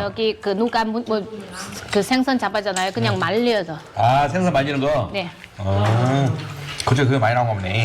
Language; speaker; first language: Korean; non-native, learner; Vietnamese